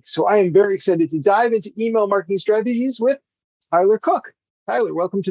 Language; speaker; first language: English; native; English